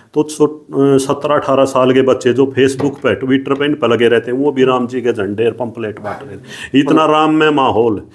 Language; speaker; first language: Hindi; native; Hindi